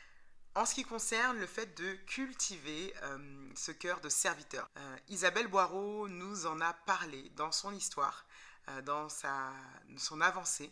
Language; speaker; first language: French; native; French